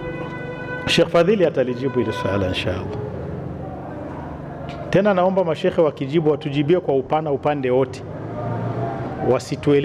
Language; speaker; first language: Swahili; non-native, local second language; Rundi